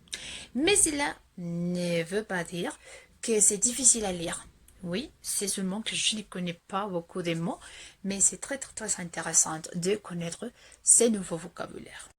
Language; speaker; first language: French; non-native, fluent; Spanish